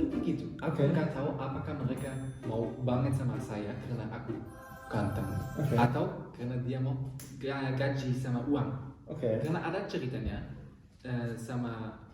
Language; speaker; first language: Indonesian; non-native, learner; German